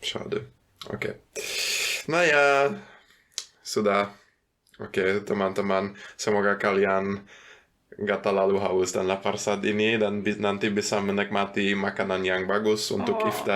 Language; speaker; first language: Indonesian; non-native, fluent; German